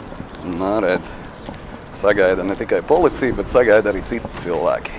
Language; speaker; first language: Latvian; native; Latvian